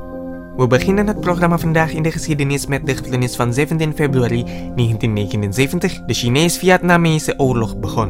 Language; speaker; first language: Dutch; non-native, fluent; Indonesian